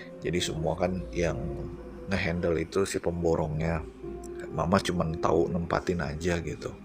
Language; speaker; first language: Indonesian; native; Indonesian